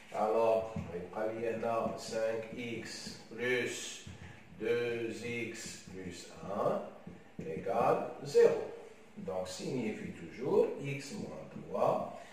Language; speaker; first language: French; non-native, local second language; Arabic